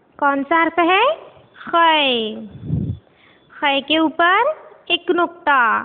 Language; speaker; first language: Hindi; native; Hindi